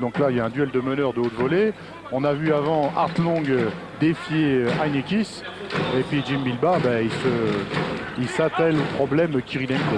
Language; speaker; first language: French; native; French